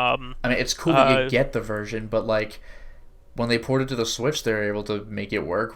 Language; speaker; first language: English; native; English